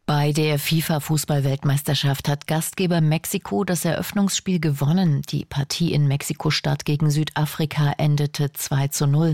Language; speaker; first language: German; native; German